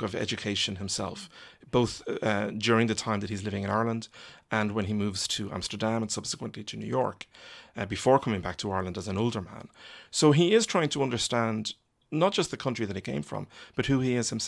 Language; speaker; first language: English; native; English